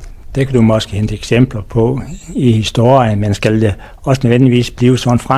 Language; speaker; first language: Danish; native; Danish